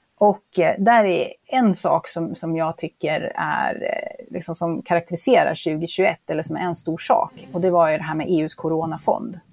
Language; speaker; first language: Swedish; native; Swedish